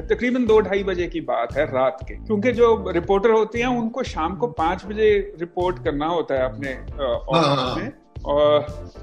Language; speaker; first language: Hindi; native; Hindi